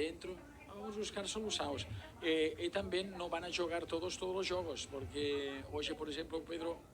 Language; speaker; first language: Portuguese; non-native, learner; Spanish